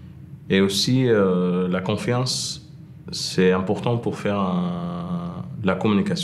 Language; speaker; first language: French; non-native, fluent; Arabic